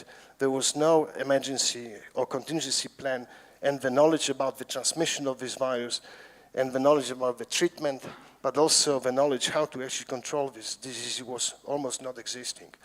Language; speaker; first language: English; non-native, fluent; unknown